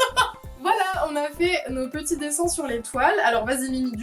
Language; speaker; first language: French; native; French